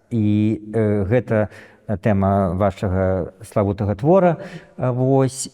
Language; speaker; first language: Belarusian; native; Belarusian